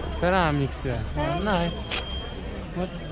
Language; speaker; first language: English; non-native, learner; Polish